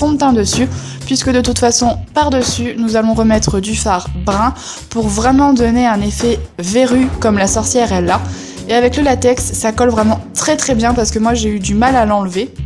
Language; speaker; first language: French; native; French